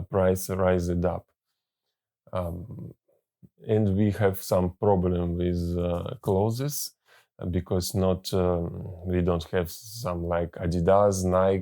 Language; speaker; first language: English; non-native, learner; Russian